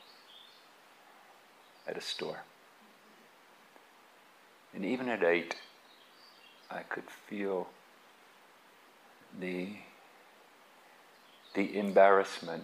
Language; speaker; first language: English; native; English